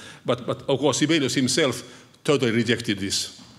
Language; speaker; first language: English; non-native, fluent; Finnish